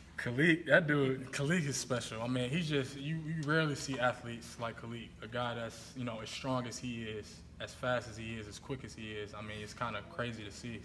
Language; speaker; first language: English; native; English